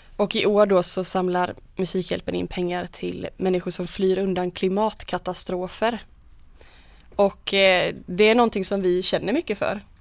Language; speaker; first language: Swedish; native; Swedish